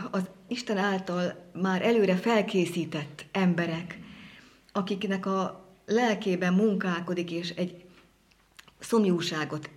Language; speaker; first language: Hungarian; native; Hungarian